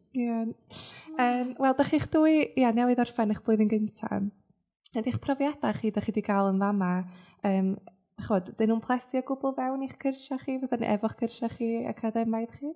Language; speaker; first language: Welsh; native; Welsh